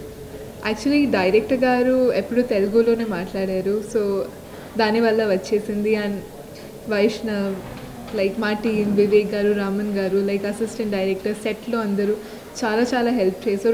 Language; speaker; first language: Telugu; non-native, local second language; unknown